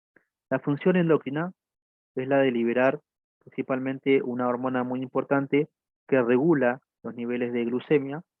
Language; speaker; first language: Spanish; native; Spanish